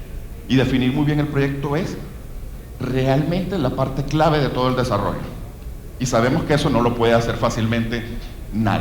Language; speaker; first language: Spanish; native; Spanish